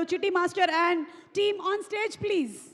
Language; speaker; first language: Telugu; native; Telugu